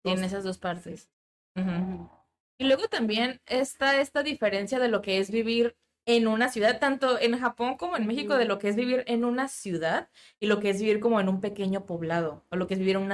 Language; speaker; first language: Spanish; native; Spanish